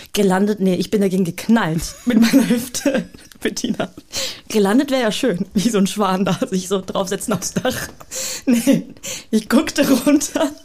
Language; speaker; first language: German; early bilingual, other home language; Bulgarian